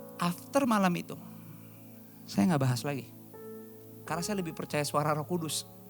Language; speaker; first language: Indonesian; native; Indonesian